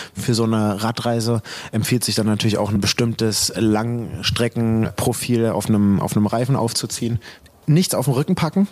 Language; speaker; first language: German; native; German